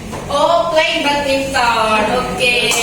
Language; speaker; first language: English; non-native, learner; Indonesian